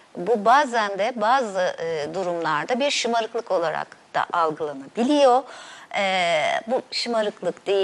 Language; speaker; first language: Turkish; native; Turkish